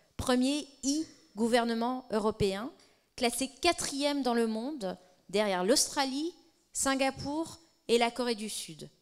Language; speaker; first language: French; native; French